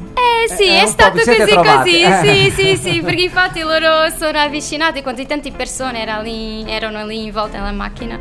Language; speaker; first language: Italian; non-native, learner; Portuguese